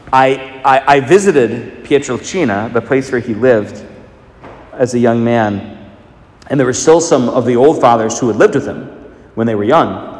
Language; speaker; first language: English; native; English